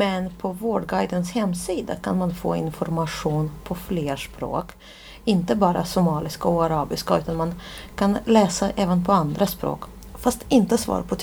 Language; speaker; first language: Swedish; non-native, fluent; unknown